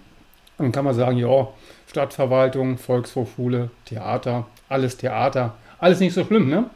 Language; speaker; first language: German; native; German